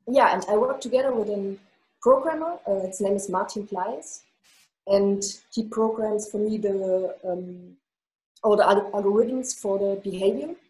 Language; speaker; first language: English; non-native, fluent; German